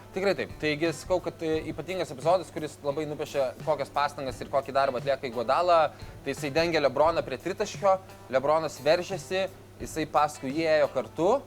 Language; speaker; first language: Lithuanian; native; Lithuanian